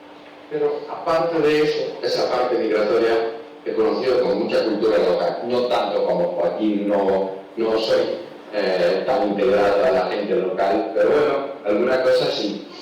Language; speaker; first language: Spanish; non-native, learner; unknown